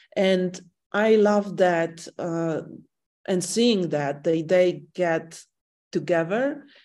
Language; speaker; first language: English; non-native, fluent; Polish